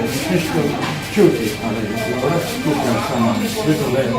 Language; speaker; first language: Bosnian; non-native, learner; English